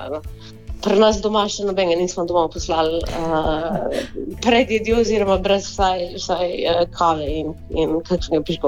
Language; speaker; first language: Slovenian; early bilingual, heritage; Slovenian